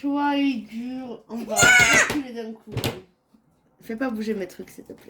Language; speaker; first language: French; native; French